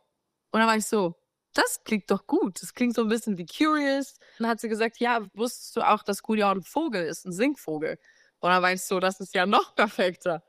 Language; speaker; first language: German; non-native, fluent; Portuguese